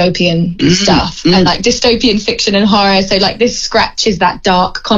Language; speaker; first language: English; native; English